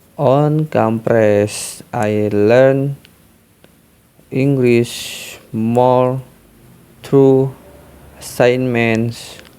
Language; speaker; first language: English; non-native, learner; Indonesian